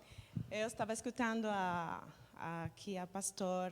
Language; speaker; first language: Portuguese; non-native, learner; Spanish